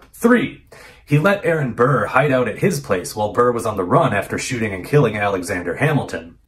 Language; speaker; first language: English; native; English